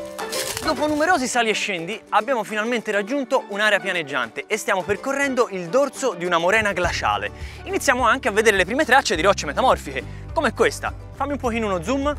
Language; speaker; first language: Italian; native; Italian